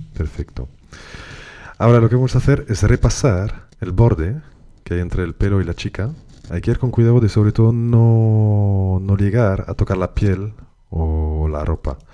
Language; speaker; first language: Spanish; native; Spanish